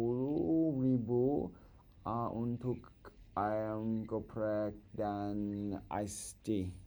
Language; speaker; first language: Indonesian; non-native, learner; English